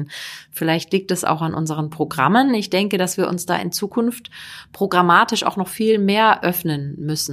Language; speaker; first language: German; native; German